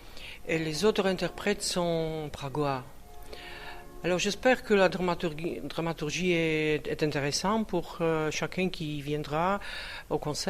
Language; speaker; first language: French; non-native, fluent; Czech